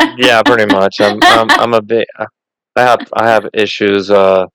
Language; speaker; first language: English; non-native, fluent; Spanish